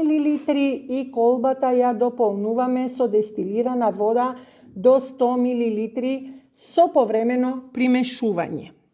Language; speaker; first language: Macedonian; native; Macedonian